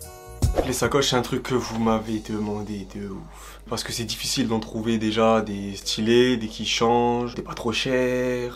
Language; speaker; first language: French; native; French